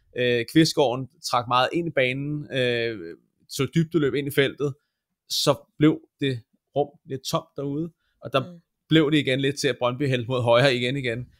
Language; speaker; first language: Danish; native; Danish